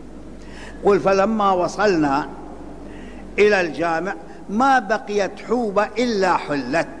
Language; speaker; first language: Arabic; native; Arabic